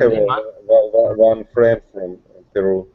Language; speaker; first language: English; non-native, learner; Russian